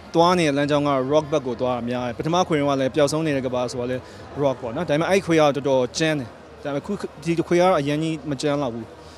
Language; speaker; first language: Burmese; native; Burmese